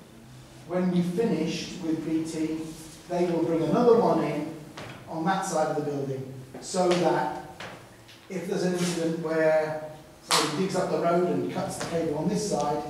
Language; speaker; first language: English; native; English